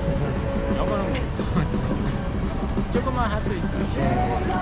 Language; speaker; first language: Korean; non-native, learner; Burmese